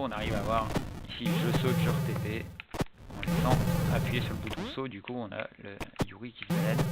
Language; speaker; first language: French; native; French